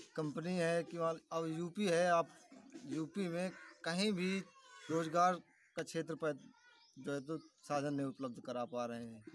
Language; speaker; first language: Hindi; native; Hindi